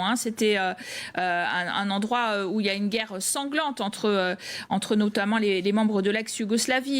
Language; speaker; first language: French; native; French